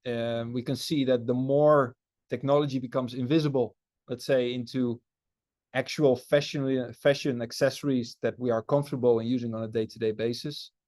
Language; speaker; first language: English; non-native, fluent; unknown